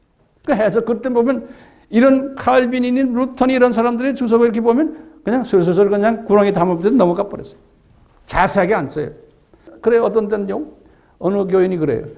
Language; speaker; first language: Korean; native; Korean